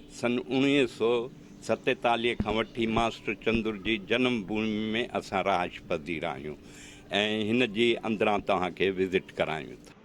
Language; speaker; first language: Sindhi; non-native, local second language; Urdu